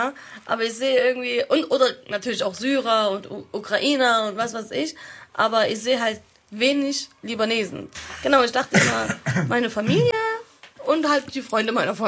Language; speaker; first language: German; early bilingual, other home language; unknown